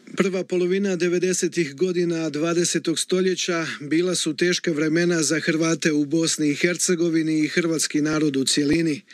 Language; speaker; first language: Croatian; native; Croatian